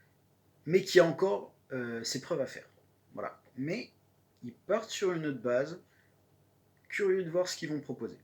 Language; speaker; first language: French; native; French